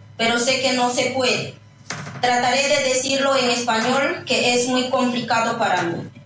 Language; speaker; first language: Spanish; non-native, local second language; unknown